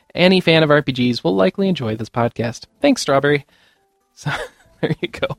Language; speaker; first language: English; native; English